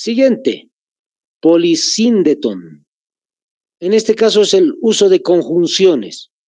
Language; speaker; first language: Spanish; native; Spanish